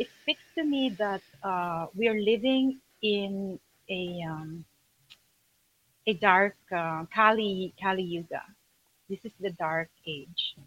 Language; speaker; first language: English; non-native, local second language; Filipino